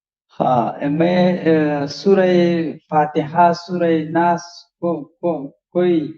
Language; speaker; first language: Hindi; non-native, learner; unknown